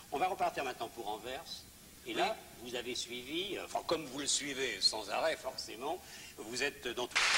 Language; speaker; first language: French; native; French